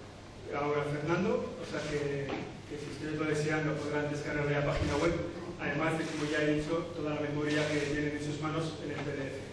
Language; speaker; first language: Spanish; native; Spanish